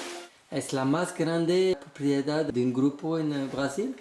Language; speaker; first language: Spanish; non-native, learner; French